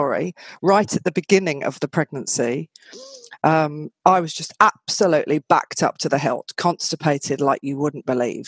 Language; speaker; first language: English; native; English